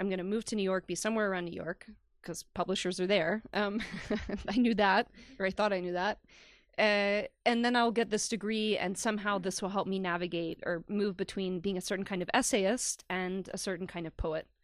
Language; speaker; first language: English; native; English